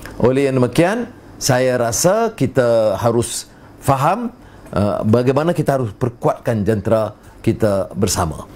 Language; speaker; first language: Malay; native; Malay